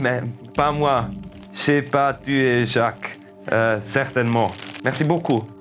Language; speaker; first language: French; non-native, local second language; German